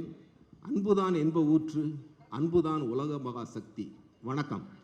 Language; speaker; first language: Tamil; native; Tamil